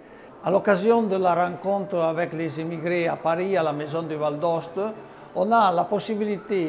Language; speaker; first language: French; non-native, local second language; Italian